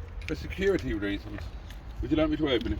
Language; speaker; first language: English; native; English